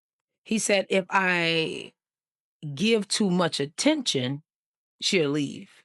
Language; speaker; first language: English; native; English